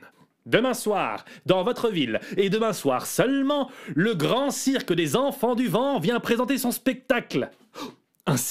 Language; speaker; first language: French; native; French